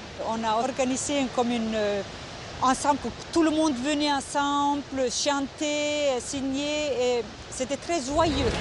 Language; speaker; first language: French; non-native, fluent; Icelandic